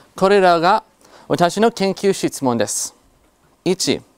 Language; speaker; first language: Japanese; non-native, fluent; English